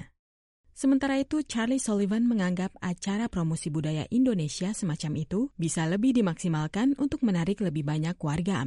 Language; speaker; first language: Indonesian; native; Indonesian